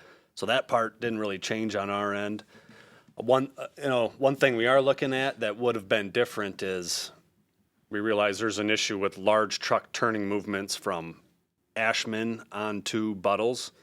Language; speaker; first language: English; native; English